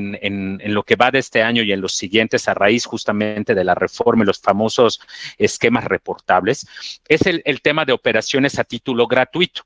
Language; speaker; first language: Spanish; native; Spanish